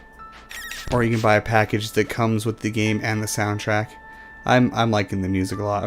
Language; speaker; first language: English; native; English